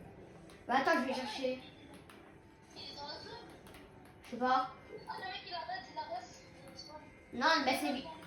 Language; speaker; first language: French; native; French